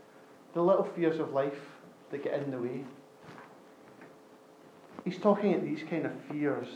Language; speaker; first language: English; native; English